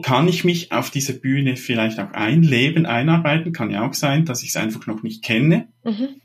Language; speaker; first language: German; native; German